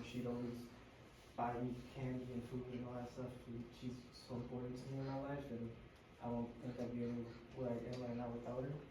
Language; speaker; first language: English; early bilingual, other home language; Spanish